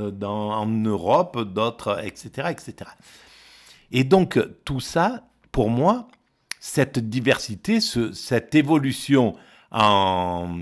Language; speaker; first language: French; native; French